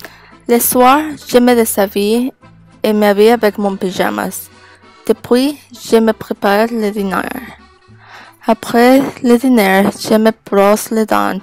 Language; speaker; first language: French; non-native, learner; English